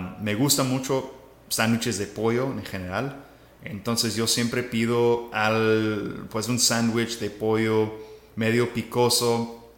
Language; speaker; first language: Spanish; non-native, fluent; English